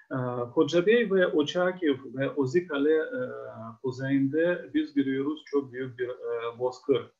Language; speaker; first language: Turkish; non-native, fluent; Ukrainian